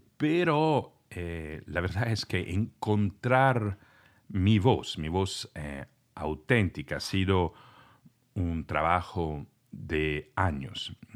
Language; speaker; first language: Spanish; non-native, fluent; Italian